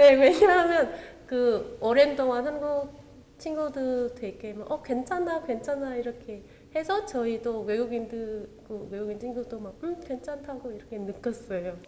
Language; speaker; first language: Korean; non-native, local second language; Vietnamese